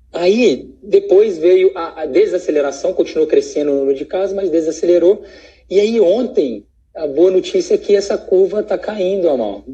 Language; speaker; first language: Portuguese; native; Portuguese